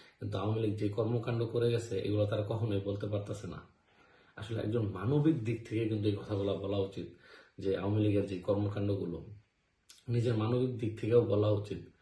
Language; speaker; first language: Bangla; native; Bangla